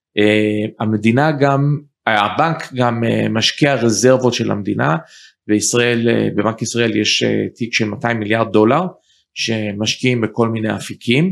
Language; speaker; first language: Hebrew; early bilingual, heritage; Hebrew